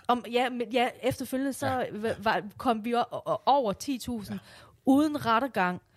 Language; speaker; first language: Danish; early bilingual, other home language; Persian